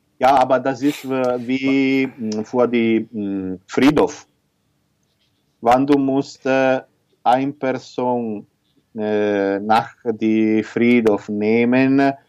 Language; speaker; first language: German; non-native, learner; Italian